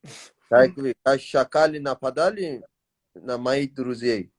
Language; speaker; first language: Russian; non-native, learner; Tajik